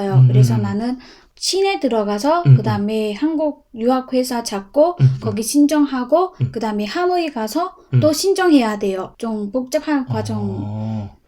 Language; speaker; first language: Korean; non-native, learner; Vietnamese